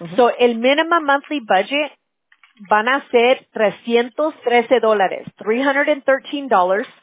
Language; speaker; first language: Spanish; early bilingual, other home language; English